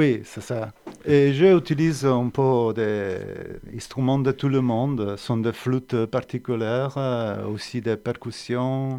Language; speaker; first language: French; non-native, fluent; Italian